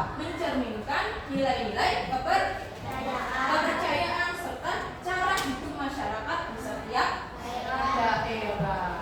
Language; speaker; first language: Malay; non-native, local second language; Javanese